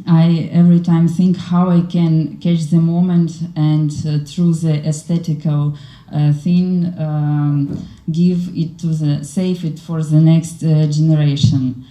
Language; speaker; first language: English; non-native, learner; Ukrainian